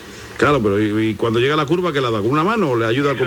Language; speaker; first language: Spanish; native; Spanish